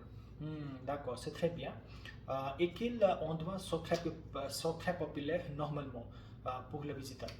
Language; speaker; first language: French; non-native, learner; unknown